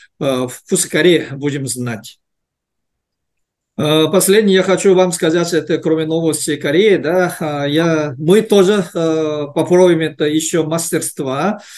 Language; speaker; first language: Russian; non-native, learner; Korean